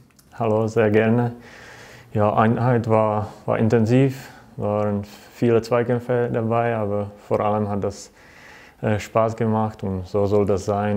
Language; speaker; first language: German; non-native, fluent; Czech